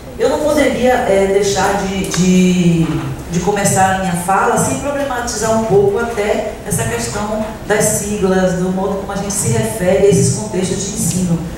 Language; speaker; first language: Portuguese; native; Portuguese